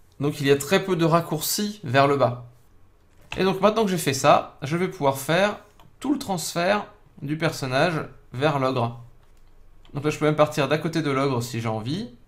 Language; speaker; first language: French; native; French